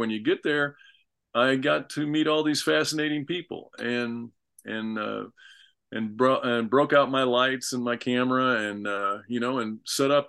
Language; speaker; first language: English; native; English